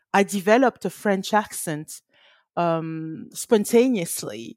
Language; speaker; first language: English; early bilingual, other home language; French